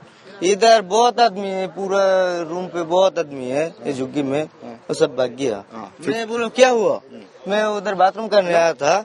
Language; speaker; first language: Hindi; non-native, learner; Bangla